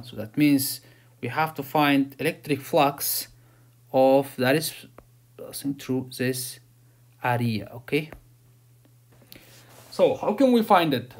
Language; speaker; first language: English; non-native, fluent; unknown